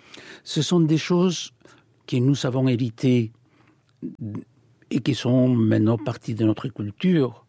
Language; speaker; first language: French; non-native, fluent; Spanish